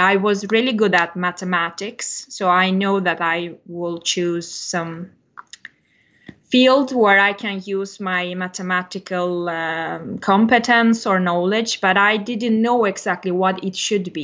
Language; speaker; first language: English; non-native, fluent; Turkish